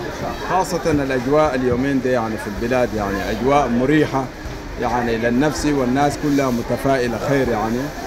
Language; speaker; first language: Arabic; native; Arabic